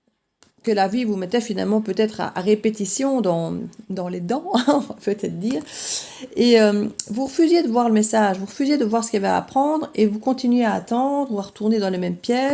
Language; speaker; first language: French; native; French